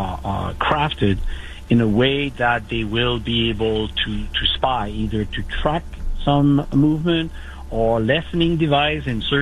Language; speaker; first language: English; non-native, local second language; French